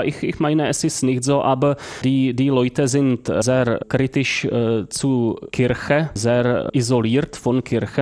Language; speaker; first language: German; non-native, fluent; Czech